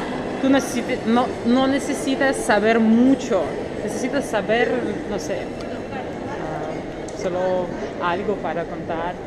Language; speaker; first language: Spanish; non-native, fluent; Russian